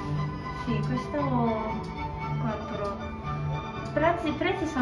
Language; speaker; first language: Italian; non-native, learner; Japanese